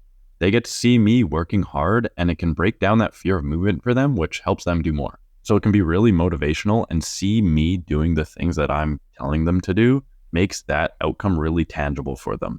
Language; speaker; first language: English; native; English